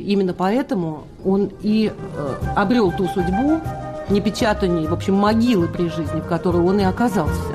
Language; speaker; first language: Russian; native; Russian